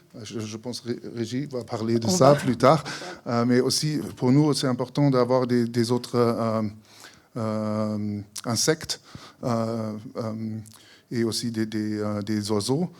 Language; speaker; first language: French; non-native, fluent; German